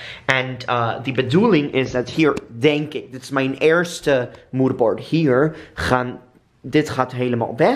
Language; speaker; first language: Dutch; non-native, fluent; English